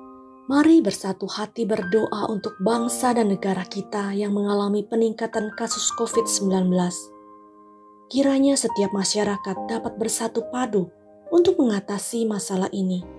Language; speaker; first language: Indonesian; native; Indonesian